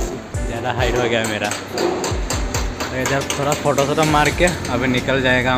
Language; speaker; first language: Hindi; non-native, local second language; Assamese